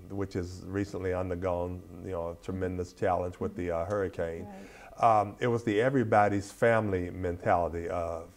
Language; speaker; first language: English; native; English